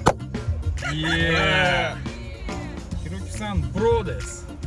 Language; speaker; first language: Japanese; non-native, learner; Russian